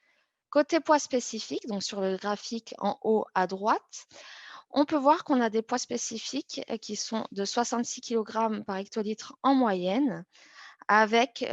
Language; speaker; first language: French; native; French